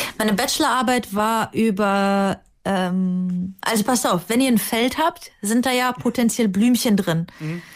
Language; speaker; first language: German; early bilingual, other home language; Russian